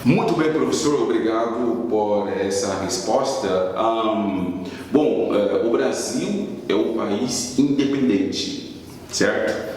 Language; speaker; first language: Portuguese; non-native, fluent; Haitian Creole